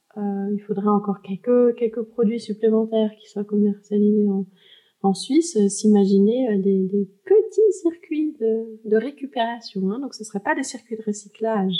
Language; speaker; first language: French; early bilingual, heritage; French